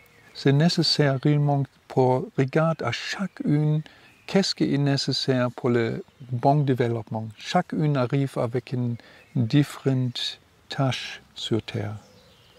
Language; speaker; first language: French; non-native, learner; German